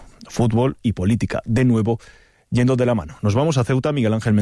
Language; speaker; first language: Spanish; native; Spanish